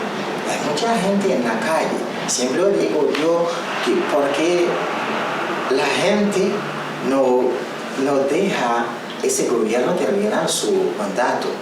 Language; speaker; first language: Spanish; non-native, learner; Haitian Creole